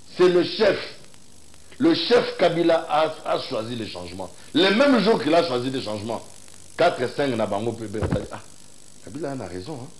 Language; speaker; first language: French; non-native, local second language; Luba-Lulua